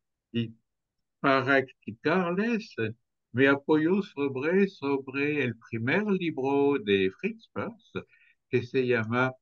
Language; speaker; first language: Spanish; non-native, fluent; French